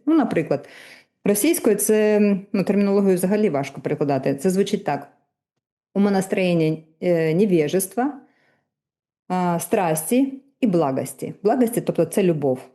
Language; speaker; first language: Ukrainian; non-native, local second language; Russian